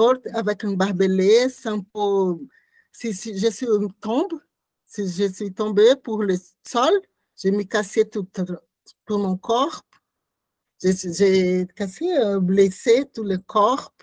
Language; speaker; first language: French; non-native, learner; Portuguese